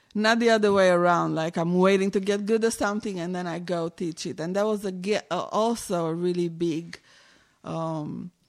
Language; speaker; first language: English; non-native, fluent; Romanian